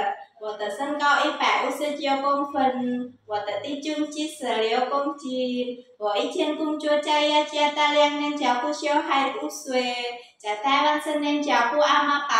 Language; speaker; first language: Chinese; non-native, learner; Indonesian